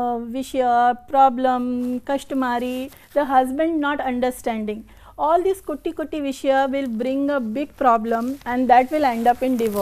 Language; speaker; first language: Tamil; non-native, learner; Hindi